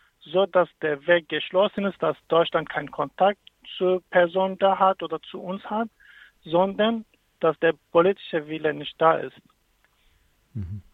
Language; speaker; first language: German; non-native, fluent; Kurdish